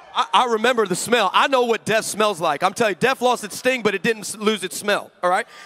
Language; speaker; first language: English; native; English